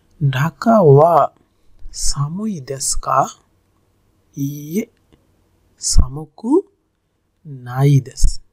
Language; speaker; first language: Japanese; non-native, fluent; Bangla